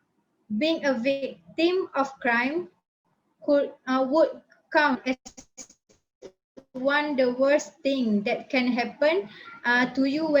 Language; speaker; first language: English; non-native, local second language; Malay